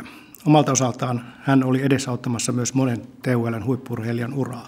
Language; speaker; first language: Finnish; native; Finnish